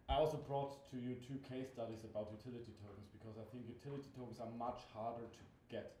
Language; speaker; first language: English; non-native, fluent; German